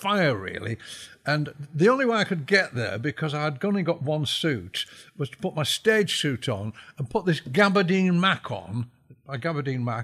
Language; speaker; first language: English; native; English